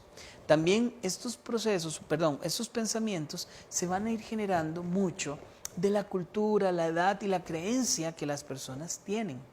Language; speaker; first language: Spanish; native; Spanish